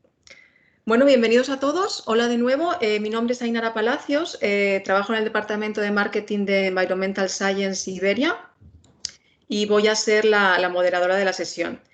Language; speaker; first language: Spanish; native; Spanish